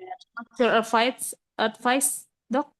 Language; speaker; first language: English; non-native, learner; Indonesian